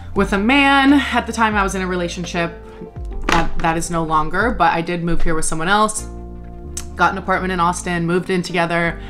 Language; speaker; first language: English; native; English